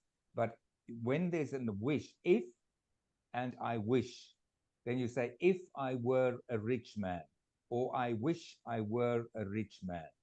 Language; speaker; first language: English; non-native, fluent; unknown